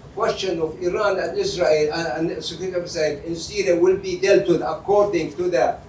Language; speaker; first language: English; non-native, fluent; Arabic